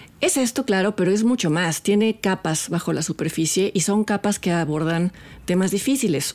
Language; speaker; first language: Spanish; native; Spanish